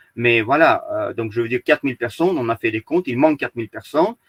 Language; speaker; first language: French; early bilingual, other home language; Azerbaijani